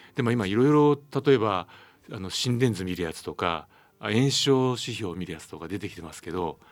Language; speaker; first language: Japanese; native; Japanese